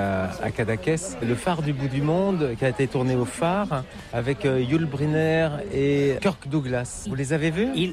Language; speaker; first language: French; native; French